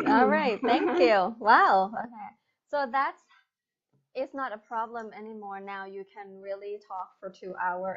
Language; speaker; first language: English; non-native, fluent; Thai